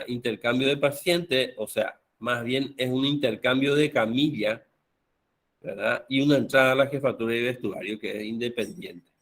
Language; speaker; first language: Spanish; native; Spanish